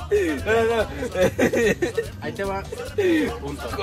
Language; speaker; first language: Spanish; native; Spanish